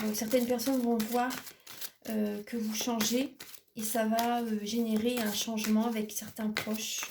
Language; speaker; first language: French; native; French